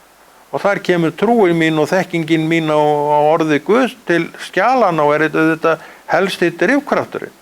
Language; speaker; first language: Icelandic; native; Icelandic